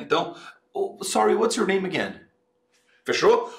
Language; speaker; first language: English; non-native, fluent; Portuguese